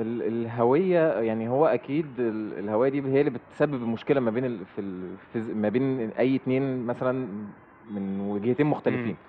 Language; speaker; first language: Arabic; native; Arabic